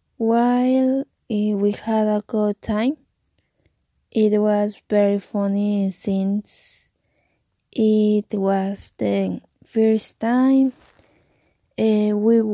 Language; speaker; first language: English; non-native, learner; Spanish